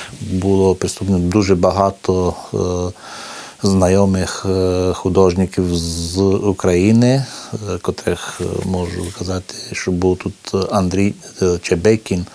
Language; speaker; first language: Ukrainian; early bilingual, heritage; Ukrainian